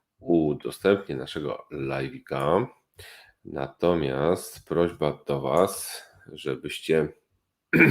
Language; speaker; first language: Polish; native; Polish